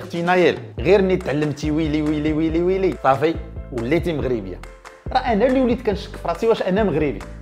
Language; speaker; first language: Arabic; native; Arabic